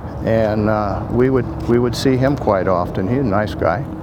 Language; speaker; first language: English; native; English